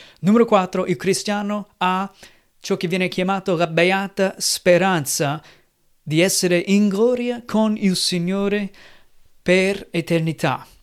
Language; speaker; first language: Italian; non-native, fluent; English